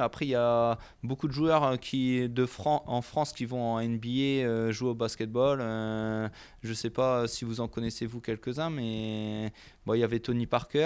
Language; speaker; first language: French; native; French